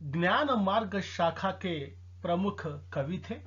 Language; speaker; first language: Hindi; non-native, local second language; Telugu